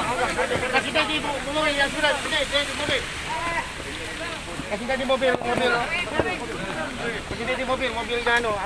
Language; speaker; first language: Malay; native; Malay